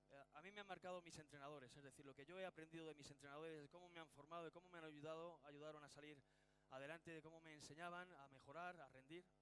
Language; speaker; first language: Spanish; native; Spanish